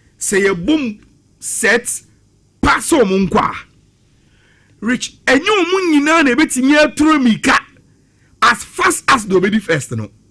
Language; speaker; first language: English; non-native, local second language; Akan